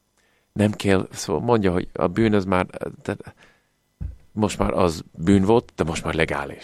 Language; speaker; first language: Hungarian; non-native, fluent; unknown